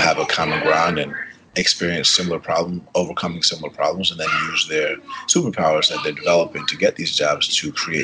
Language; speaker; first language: English; early bilingual, other home language; Spanish